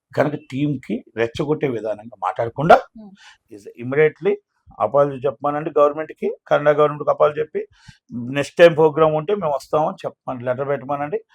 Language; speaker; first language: Telugu; native; Telugu